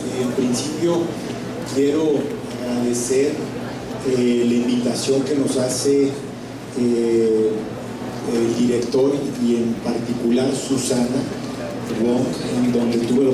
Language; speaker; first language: Spanish; native; Spanish